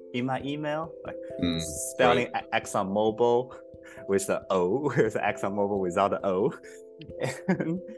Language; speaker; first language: English; non-native, fluent; Chinese